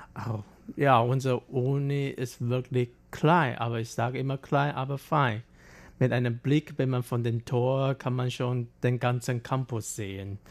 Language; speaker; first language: German; non-native, fluent; Chinese